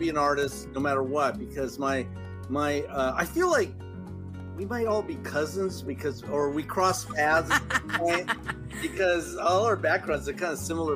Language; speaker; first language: English; early bilingual, other home language; Spanish